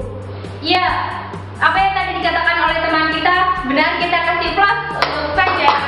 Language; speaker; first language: Indonesian; native; Indonesian